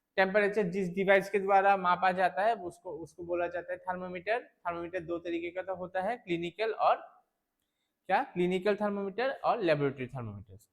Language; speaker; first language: Hindi; non-native, local second language; Bangla